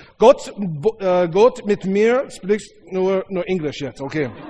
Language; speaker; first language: German; non-native, learner; English